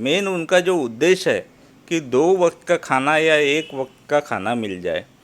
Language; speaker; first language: Hindi; non-native, local second language; Marathi